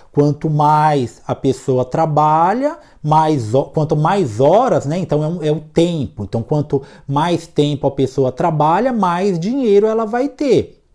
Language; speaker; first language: Portuguese; native; Portuguese